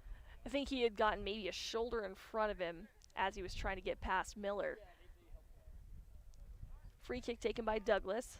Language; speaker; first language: English; native; English